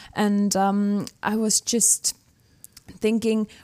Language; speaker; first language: English; non-native, fluent; German